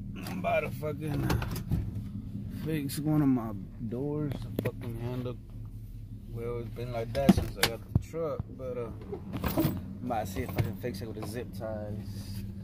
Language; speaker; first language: English; early bilingual, other home language; Spanish